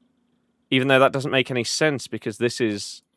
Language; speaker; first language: English; native; English